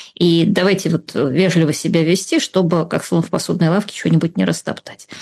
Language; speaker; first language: Russian; native; Russian